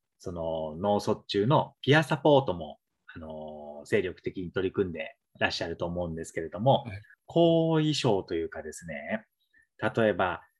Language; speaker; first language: Japanese; native; Japanese